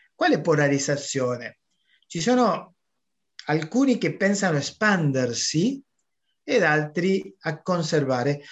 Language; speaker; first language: Italian; non-native, fluent; Spanish